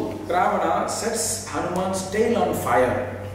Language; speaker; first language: English; non-native, local second language; Tamil